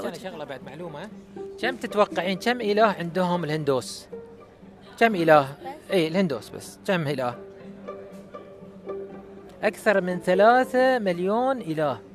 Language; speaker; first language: Arabic; native; Arabic